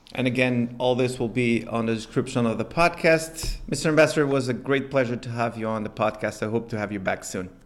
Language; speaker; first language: English; non-native, fluent; Spanish